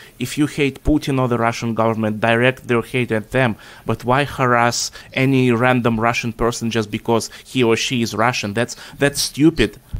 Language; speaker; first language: English; non-native, fluent; Russian